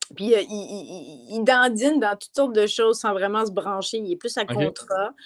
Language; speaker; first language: French; native; French